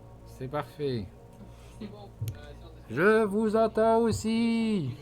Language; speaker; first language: French; native; French